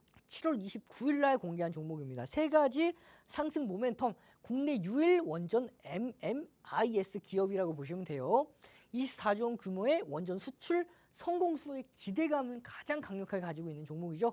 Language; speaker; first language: Korean; native; Korean